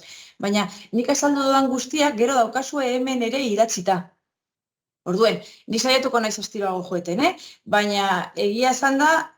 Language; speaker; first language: Basque; native; Basque